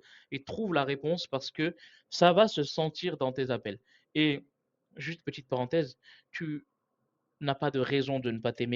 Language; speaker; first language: French; native; French